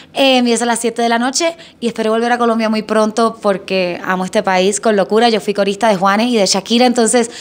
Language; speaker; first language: Spanish; native; Spanish